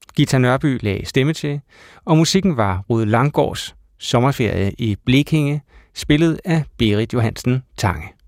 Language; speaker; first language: Danish; native; Danish